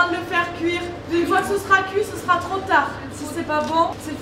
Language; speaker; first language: French; native; French